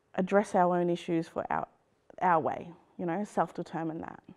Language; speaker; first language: English; native; English